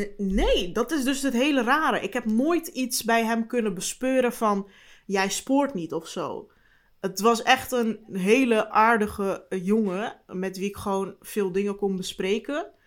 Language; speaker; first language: Dutch; early bilingual, other home language; Turkish